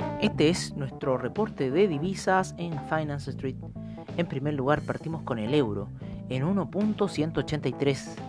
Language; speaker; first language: Spanish; native; Spanish